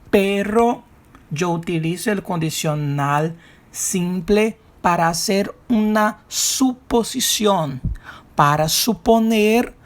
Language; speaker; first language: Spanish; non-native, fluent; Portuguese